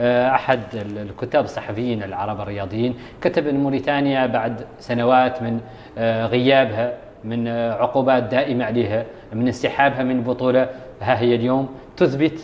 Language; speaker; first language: Arabic; native; Arabic